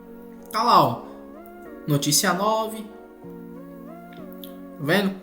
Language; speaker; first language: Portuguese; native; Portuguese